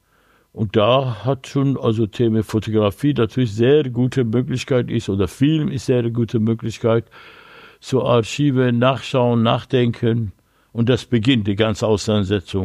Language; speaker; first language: German; non-native, learner; Persian